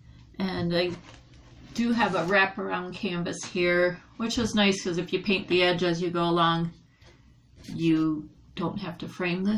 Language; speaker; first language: English; native; English